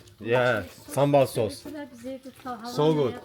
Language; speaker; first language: English; non-native, learner; Turkish